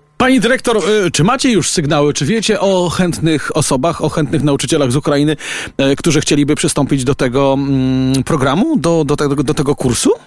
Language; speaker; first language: Polish; native; Polish